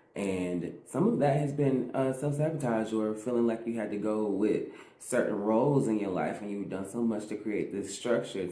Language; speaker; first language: English; native; English